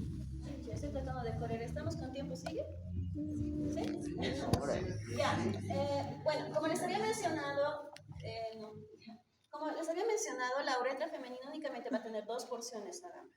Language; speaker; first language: Spanish; native; Spanish